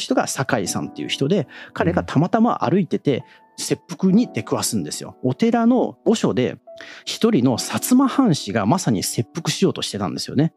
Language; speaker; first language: Japanese; native; Japanese